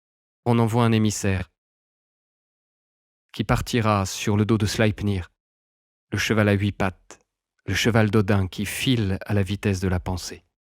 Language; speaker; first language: French; native; French